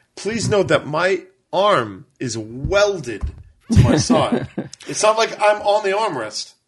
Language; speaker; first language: English; native; English